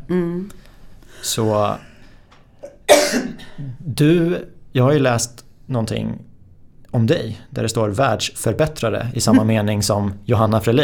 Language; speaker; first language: Swedish; native; Swedish